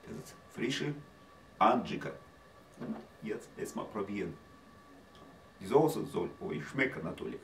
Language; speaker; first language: German; non-native, learner; Russian